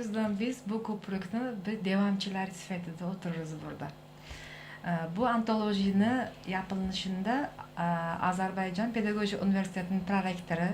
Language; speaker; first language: Turkish; non-native, learner; Uzbek